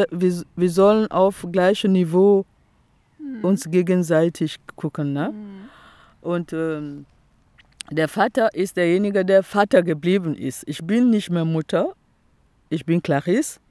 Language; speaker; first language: German; non-native, fluent; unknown